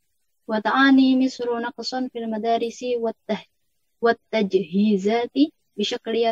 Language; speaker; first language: Arabic; non-native, learner; Indonesian